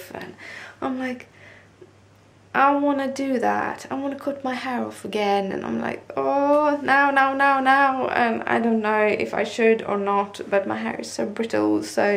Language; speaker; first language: English; non-native, fluent; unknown